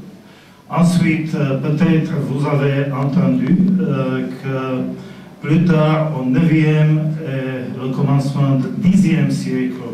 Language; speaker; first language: French; non-native, fluent; Slovak